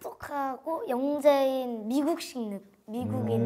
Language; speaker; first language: Korean; native; Korean